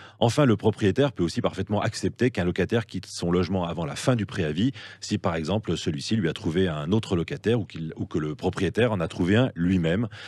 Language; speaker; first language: French; native; French